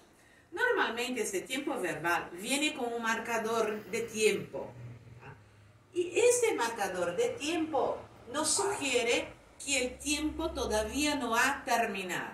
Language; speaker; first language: Spanish; non-native, fluent; Portuguese